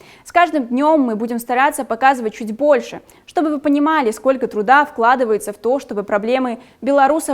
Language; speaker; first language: Russian; native; Russian